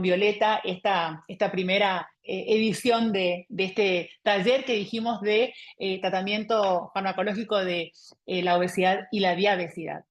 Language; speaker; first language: Spanish; native; Spanish